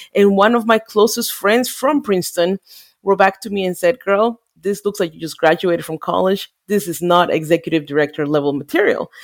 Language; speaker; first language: English; non-native, fluent; Spanish